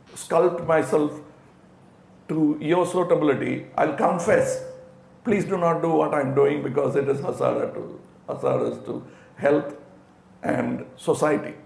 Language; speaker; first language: English; non-native, local second language; Tamil